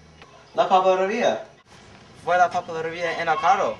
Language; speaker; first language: Spanish; non-native, learner; English